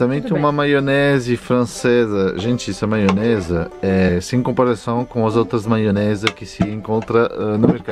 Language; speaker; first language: Portuguese; non-native, fluent; French